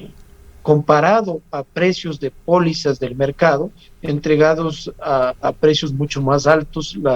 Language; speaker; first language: Spanish; native; Spanish